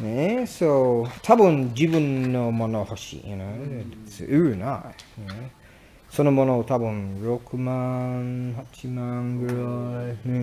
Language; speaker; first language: Japanese; non-native, learner; English